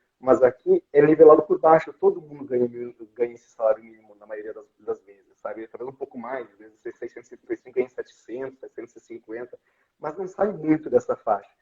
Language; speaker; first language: Portuguese; native; Portuguese